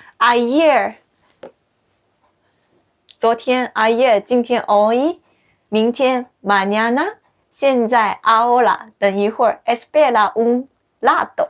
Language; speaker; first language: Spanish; non-native, learner; Chinese